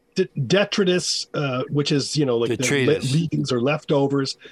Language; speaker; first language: English; native; English